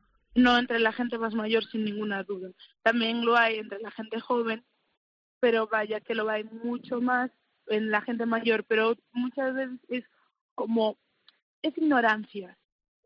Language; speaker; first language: Spanish; early bilingual, other home language; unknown